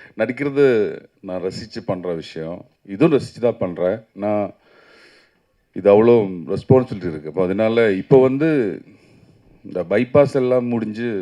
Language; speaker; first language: Tamil; non-native, learner; Malayalam